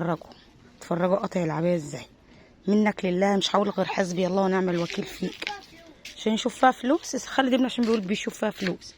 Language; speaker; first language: Arabic; native; Arabic